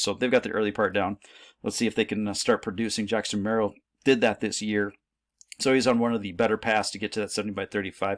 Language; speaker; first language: English; native; English